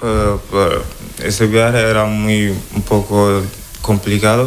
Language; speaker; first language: Spanish; non-native, learner; Wolof